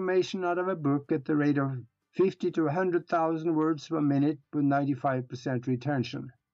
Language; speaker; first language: English; non-native, fluent; Norwegian